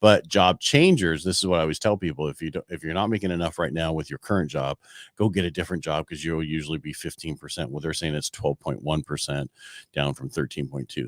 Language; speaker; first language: English; native; English